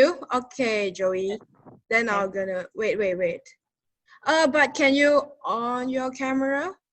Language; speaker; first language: English; non-native, fluent; Chinese